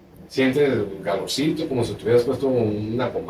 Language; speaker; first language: Spanish; native; Spanish